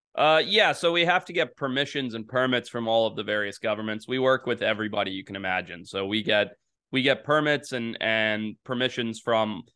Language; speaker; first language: English; native; English